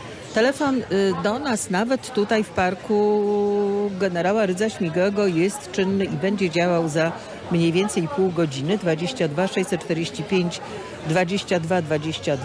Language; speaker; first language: Polish; native; Polish